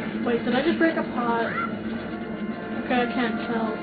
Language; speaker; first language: English; native; English